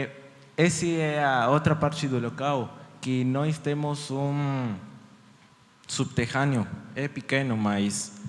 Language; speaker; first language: Portuguese; early bilingual, heritage; Portuguese